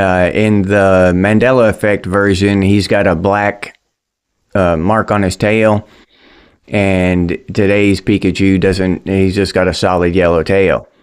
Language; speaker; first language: English; native; English